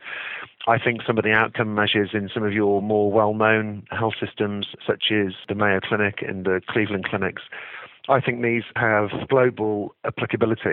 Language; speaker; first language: English; native; English